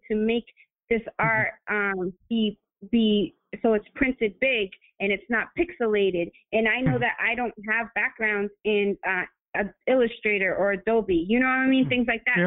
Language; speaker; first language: English; native; English